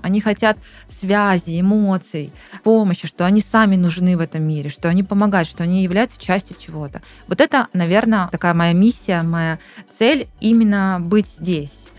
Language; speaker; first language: Russian; native; Russian